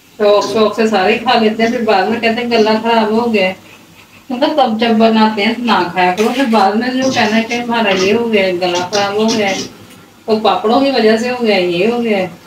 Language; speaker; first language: Urdu; non-native, local second language; Punjabi